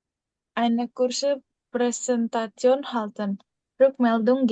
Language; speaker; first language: German; non-native, learner; Indonesian